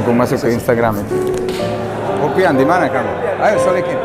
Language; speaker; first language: Indonesian; non-native, fluent; Serbian